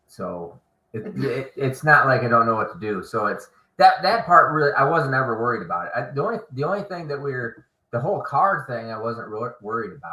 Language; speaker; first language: English; native; English